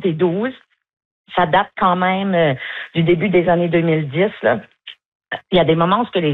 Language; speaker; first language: French; native; French